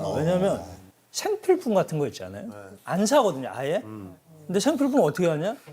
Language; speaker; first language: Korean; native; Korean